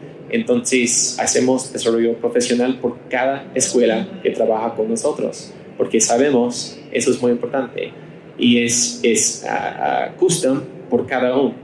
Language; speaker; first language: Spanish; non-native, learner; English